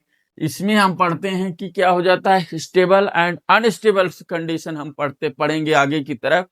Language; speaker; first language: Hindi; native; Hindi